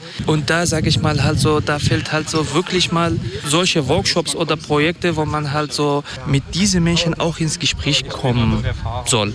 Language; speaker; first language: German; non-native, fluent; Kurdish